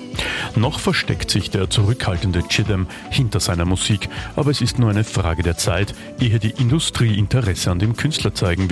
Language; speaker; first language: German; native; German